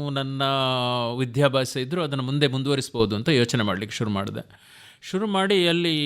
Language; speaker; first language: Kannada; non-native, local second language; Tulu